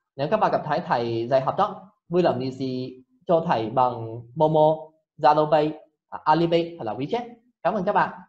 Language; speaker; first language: Vietnamese; non-native, fluent; Cantonese